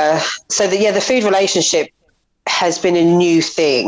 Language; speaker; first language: English; native; English